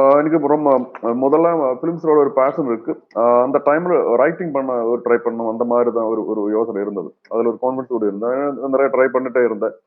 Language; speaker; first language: Tamil; non-native, learner; Malayalam